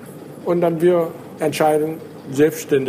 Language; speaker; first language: German; non-native, learner; Vietnamese